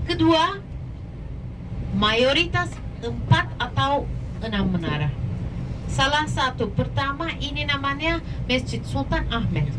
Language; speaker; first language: Indonesian; non-native, fluent; Turkish